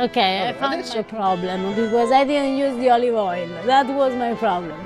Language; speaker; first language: English; non-native, fluent; Italian